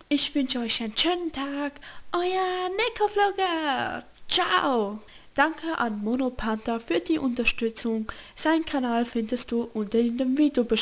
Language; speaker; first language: German; non-native, learner; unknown